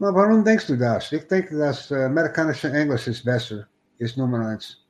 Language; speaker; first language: German; non-native, learner; English